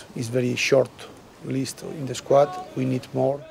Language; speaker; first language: English; non-native, learner; Spanish